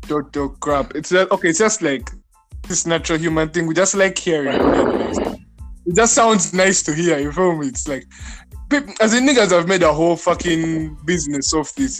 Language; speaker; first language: English; non-native, local second language; Ganda